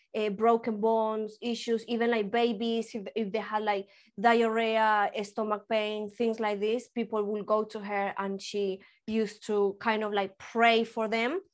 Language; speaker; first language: English; early bilingual, other home language; Spanish